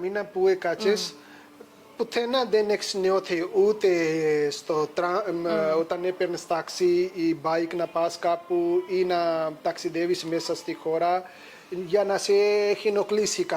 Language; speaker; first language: Greek; non-native, learner; Punjabi